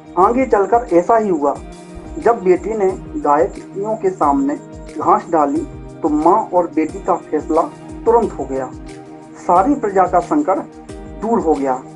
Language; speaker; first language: Hindi; native; Hindi